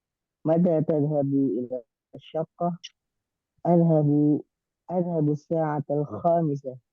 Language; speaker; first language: Arabic; non-native, learner; Indonesian